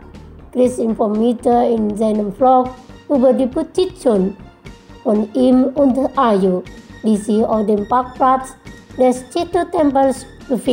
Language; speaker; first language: German; non-native, fluent; Indonesian